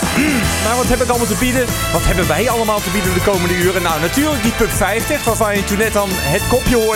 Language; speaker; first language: Dutch; native; Dutch